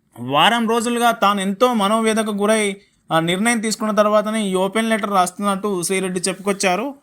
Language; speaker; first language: Telugu; native; Telugu